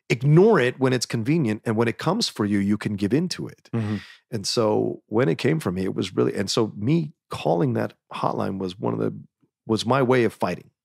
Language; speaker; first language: English; native; English